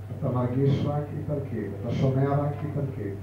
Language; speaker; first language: Hebrew; native; Hebrew